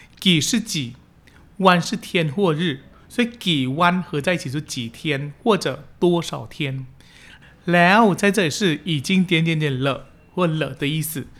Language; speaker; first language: Chinese; early bilingual, heritage; Chinese